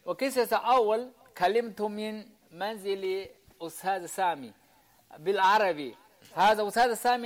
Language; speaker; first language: Arabic; non-native, learner; Chinese